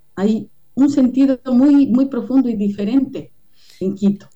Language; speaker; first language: Spanish; native; Spanish